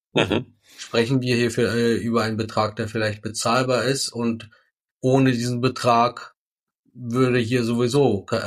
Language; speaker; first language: German; native; German